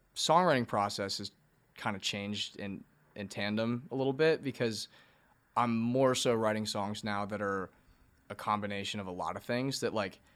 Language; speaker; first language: English; native; English